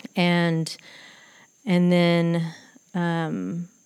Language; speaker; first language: English; native; English